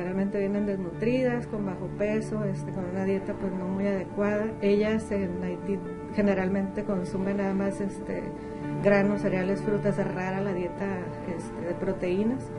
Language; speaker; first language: Spanish; native; Spanish